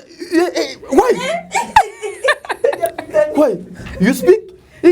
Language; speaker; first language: English; non-native, learner; Lingala